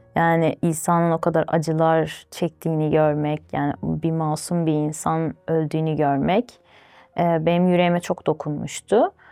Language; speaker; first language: Turkish; early bilingual, other home language; Azerbaijani